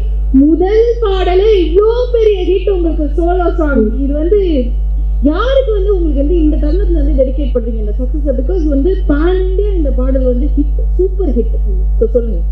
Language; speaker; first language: Tamil; native; Tamil